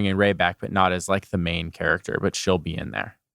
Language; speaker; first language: English; native; English